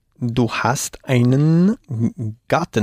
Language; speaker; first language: German; non-native, learner; Spanish